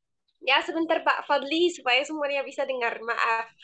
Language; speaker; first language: Indonesian; non-native, fluent; Arabic